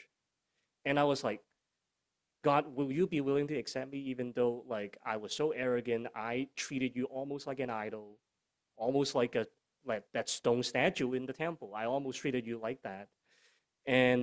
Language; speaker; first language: English; non-native, local second language; Cantonese